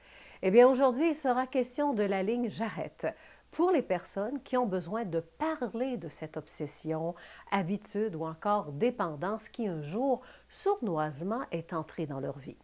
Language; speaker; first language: French; native; French